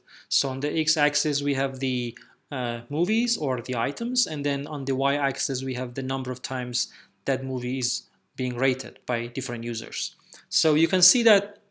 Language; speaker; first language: English; non-native, fluent; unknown